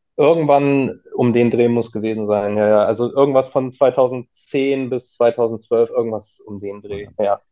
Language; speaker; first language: German; native; German